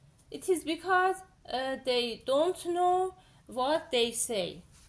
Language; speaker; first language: English; non-native, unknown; Persian